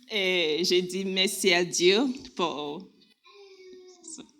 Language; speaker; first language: French; non-native, learner; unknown